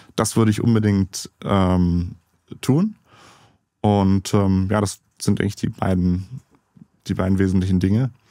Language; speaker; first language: German; native; German